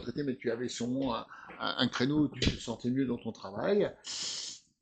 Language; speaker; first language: French; native; French